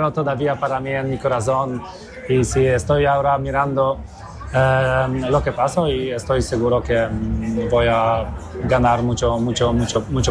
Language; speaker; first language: Spanish; non-native, fluent; Polish